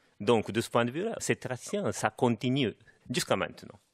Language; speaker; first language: French; non-native, fluent; Japanese